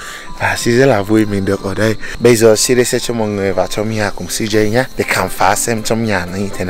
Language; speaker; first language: Vietnamese; non-native, fluent; English